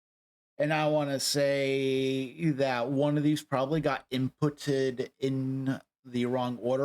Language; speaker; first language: English; native; English